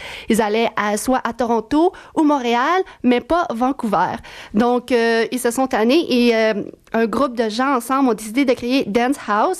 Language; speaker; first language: French; native; French